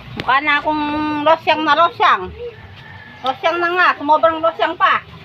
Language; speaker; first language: Filipino; non-native, local second language; Pampanga